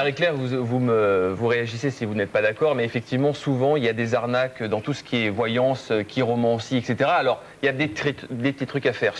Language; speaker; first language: French; native; French